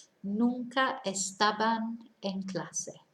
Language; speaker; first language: Spanish; non-native, fluent; English